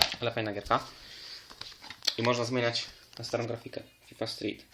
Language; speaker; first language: Polish; native; Polish